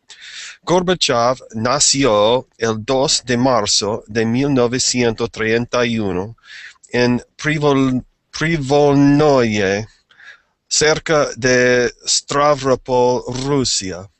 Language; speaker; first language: Spanish; non-native, fluent; English